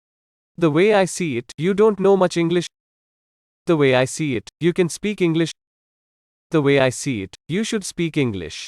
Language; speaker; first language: English; non-native, local second language; Hindi